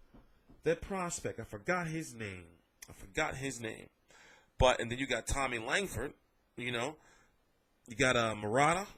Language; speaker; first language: English; native; English